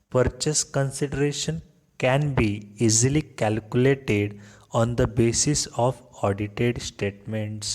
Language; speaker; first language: English; non-native, local second language; Marathi